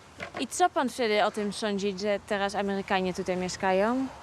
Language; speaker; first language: Polish; early bilingual, heritage; Polish